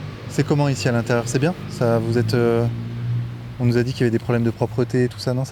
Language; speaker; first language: French; native; French